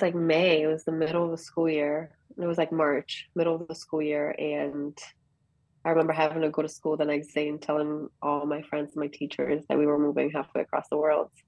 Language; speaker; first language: English; early bilingual, other home language; Greek